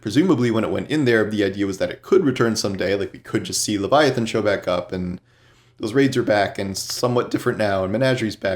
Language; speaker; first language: English; native; English